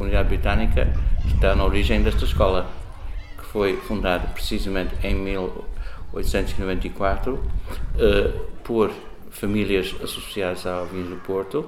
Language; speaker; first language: Portuguese; non-native, fluent; English